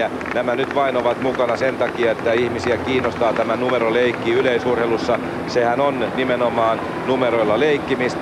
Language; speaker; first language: Finnish; native; Finnish